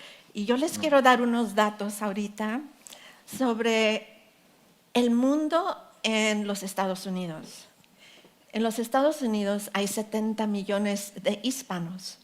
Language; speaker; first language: Spanish; early bilingual, heritage; Spanish